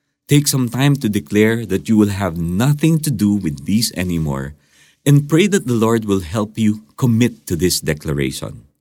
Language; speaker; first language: English; non-native, local second language; Filipino